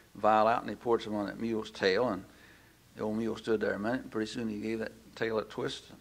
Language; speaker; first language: English; native; English